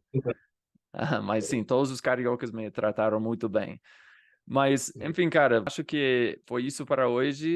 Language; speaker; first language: Portuguese; non-native, fluent; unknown